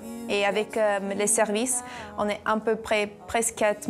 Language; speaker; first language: French; non-native, learner; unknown